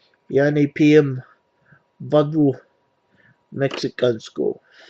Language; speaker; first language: Russian; non-native, learner; English